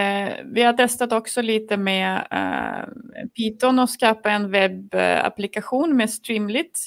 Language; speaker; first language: Swedish; non-native, fluent; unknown